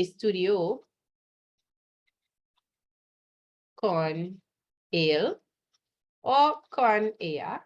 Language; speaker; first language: Spanish; non-native, fluent; English